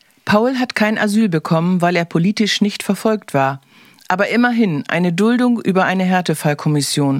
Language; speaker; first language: German; native; German